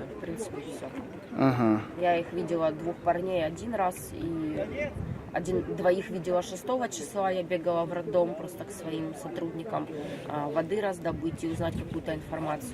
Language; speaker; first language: Russian; native; Russian